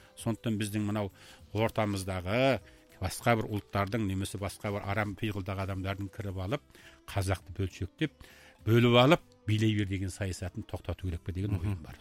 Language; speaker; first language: Kazakh; early bilingual, heritage; Kazakh